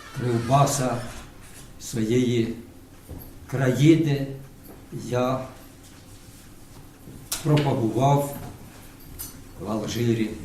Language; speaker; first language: Ukrainian; non-native, local second language; Russian